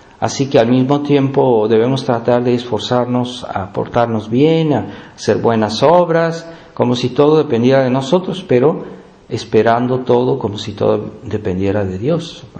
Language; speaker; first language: Spanish; native; Spanish